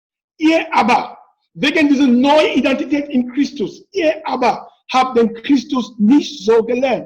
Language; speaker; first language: German; non-native, fluent; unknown